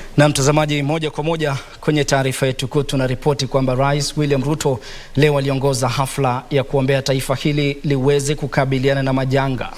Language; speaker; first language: Swahili; non-native, local second language; Kalenjin